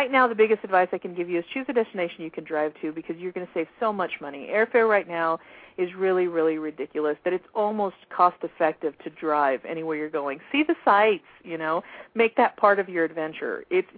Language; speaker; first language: English; native; English